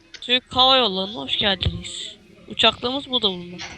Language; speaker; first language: Turkish; native; Turkish